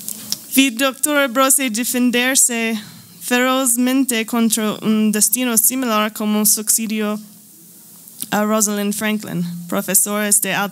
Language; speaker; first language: Spanish; non-native, learner; English